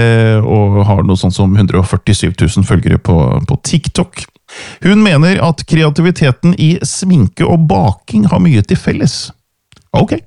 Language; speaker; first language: Norwegian; native; Norwegian